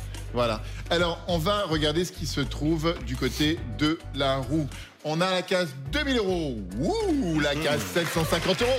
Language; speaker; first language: French; native; French